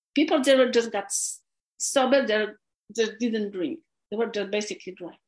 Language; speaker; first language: English; non-native, fluent; Polish